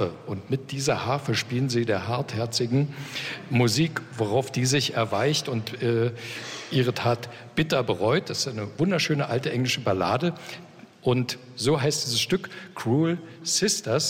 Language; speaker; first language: German; native; German